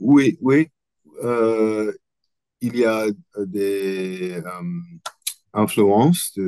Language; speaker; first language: French; non-native, learner; English